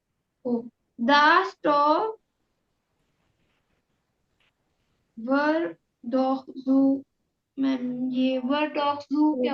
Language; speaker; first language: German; non-native, learner; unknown